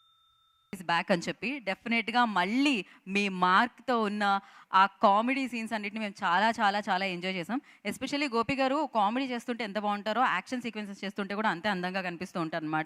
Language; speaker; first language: Telugu; native; Telugu